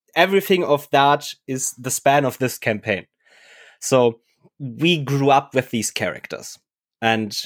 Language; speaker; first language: English; non-native, fluent; German